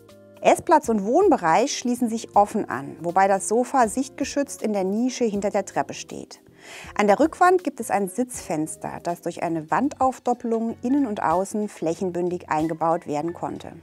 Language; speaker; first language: German; native; German